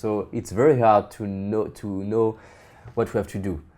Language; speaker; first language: English; non-native, fluent; French